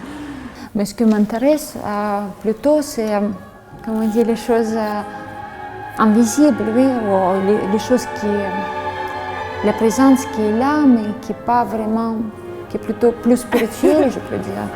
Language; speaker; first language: French; non-native, fluent; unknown